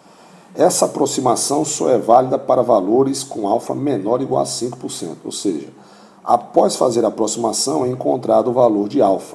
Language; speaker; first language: Portuguese; native; Portuguese